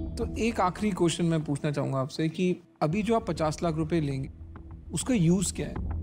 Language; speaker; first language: Hindi; native; Hindi